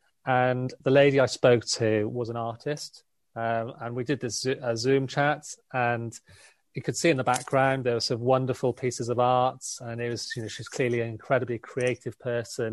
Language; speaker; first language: English; native; English